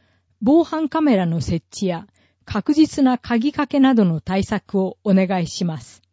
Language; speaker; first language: Japanese; native; Japanese